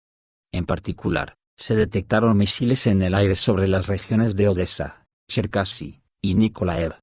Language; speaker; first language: Spanish; native; Spanish